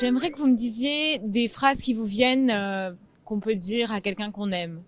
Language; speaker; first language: French; native; French